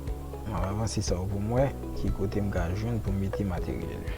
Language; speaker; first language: French; non-native, local second language; Haitian Creole